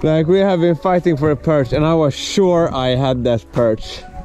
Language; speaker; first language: English; non-native, fluent; Swedish